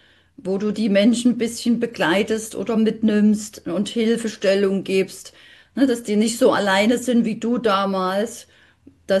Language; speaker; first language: German; native; German